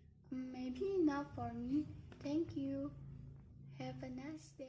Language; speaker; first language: English; non-native, learner; Indonesian